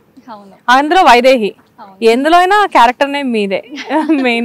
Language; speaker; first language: Telugu; native; Telugu